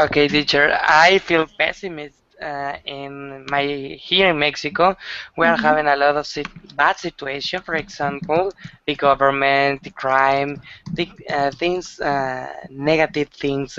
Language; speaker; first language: English; non-native, learner; Spanish